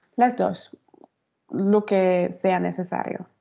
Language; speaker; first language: Spanish; non-native, fluent; German